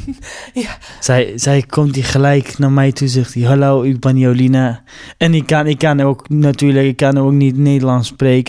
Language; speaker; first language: Dutch; non-native, learner; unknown